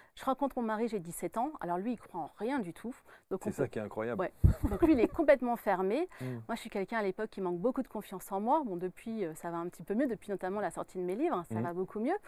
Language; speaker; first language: French; native; French